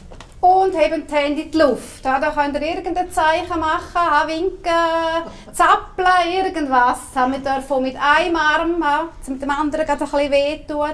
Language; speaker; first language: German; native; German